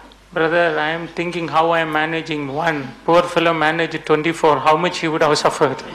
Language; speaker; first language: English; non-native, local second language; Malayalam